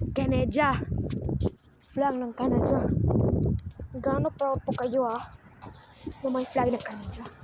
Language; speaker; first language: Filipino; non-native, learner; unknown